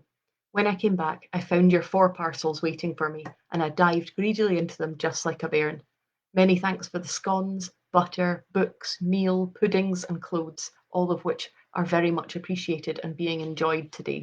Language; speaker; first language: English; native; English